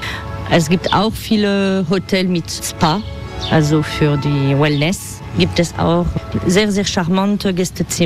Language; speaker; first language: German; non-native, learner; French